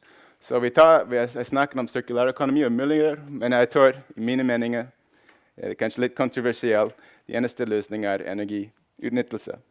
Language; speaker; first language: Norwegian; non-native, fluent; English